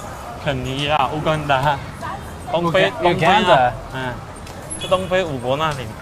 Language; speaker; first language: Chinese; native; Chinese